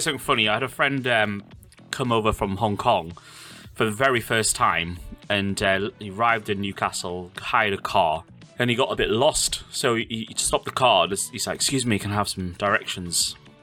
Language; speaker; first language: English; native; English